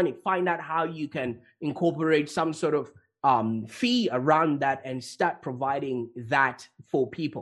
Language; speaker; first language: English; non-native, local second language; Shona